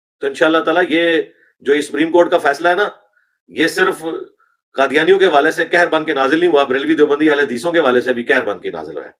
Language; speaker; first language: Urdu; non-native, local second language; Punjabi